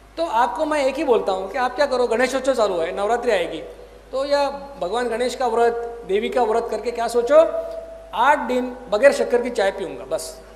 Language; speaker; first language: Hindi; non-native, local second language; Marathi